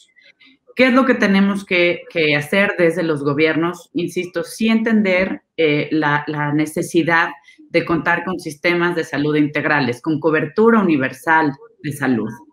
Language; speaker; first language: Spanish; native; Spanish